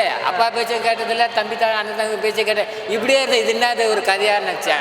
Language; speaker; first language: Tamil; native; Tamil